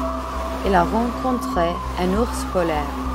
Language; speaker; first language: French; non-native, learner; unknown